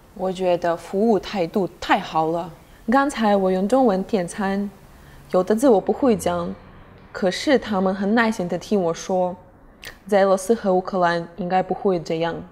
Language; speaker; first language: Chinese; non-native, learner; Russian